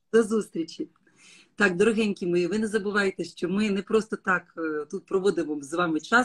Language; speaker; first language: Ukrainian; native; Ukrainian